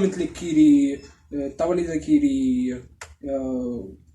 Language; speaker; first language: Estonian; non-native, learner; Russian